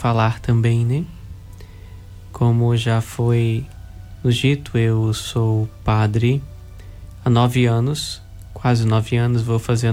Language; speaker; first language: Portuguese; native; Portuguese